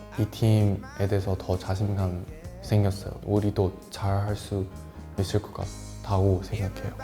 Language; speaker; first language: Korean; non-native, learner; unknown